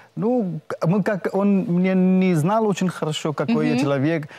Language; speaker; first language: Russian; non-native, fluent; Hindi